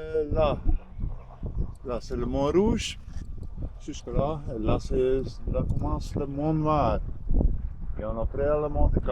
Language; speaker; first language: French; non-native, local second language; Dutch